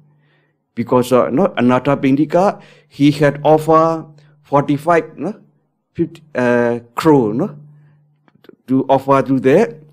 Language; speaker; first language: English; non-native, learner; Burmese